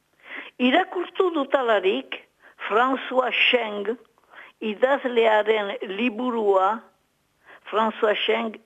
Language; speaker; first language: Basque; native; Basque